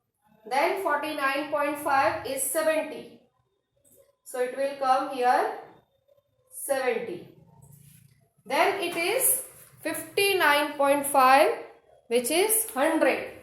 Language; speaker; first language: English; non-native, local second language; Hindi